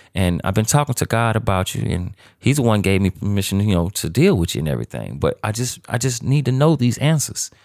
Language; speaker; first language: English; native; English